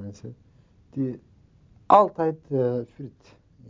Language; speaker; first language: Dutch; non-native, learner; Turkish